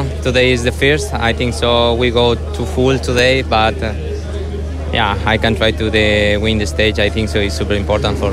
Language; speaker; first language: English; non-native, learner; Spanish